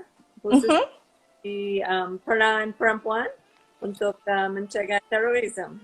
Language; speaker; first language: Indonesian; non-native, learner; English